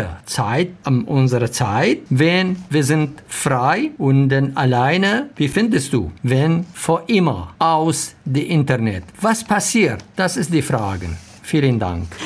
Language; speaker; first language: German; non-native, learner; Arabic